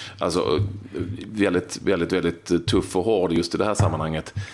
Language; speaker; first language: Swedish; native; Swedish